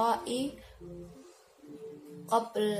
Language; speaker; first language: Arabic; non-native, learner; Indonesian